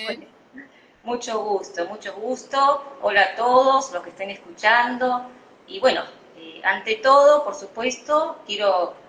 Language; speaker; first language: Spanish; native; Spanish